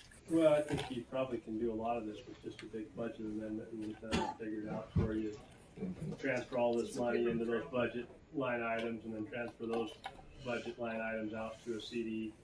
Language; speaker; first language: English; native; English